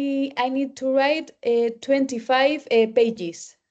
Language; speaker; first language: English; non-native, learner; Spanish